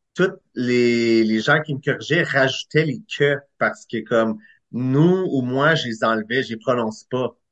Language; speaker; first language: French; native; French